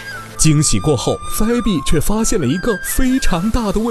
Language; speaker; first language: Chinese; native; Chinese